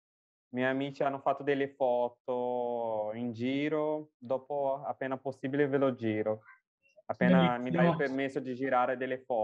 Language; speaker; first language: Italian; non-native, fluent; Portuguese